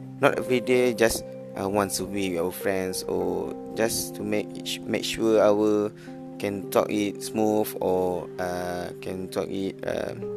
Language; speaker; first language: English; non-native, learner; Malay